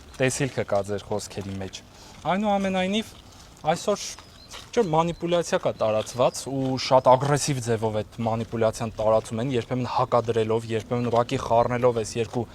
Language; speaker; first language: Armenian; native; Armenian